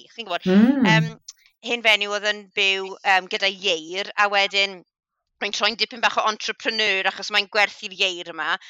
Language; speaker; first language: Welsh; native; Welsh